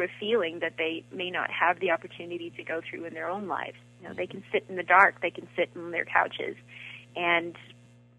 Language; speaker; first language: English; native; English